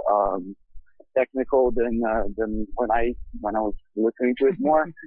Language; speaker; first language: English; non-native, fluent; Portuguese